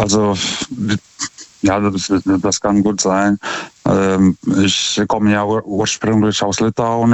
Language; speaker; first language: German; non-native, fluent; Lithuanian